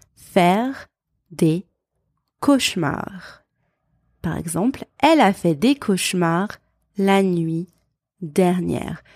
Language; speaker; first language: French; native; French